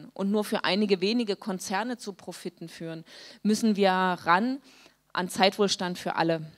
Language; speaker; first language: German; native; German